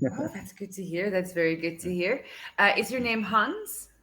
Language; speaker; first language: English; non-native, fluent; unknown